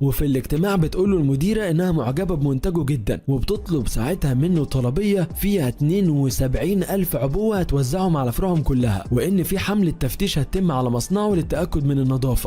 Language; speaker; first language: Arabic; native; Arabic